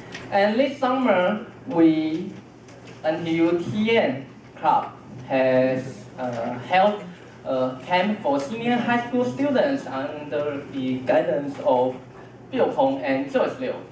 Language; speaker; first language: English; non-native, fluent; Chinese